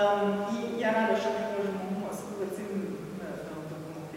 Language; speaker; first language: Ukrainian; non-native, learner; German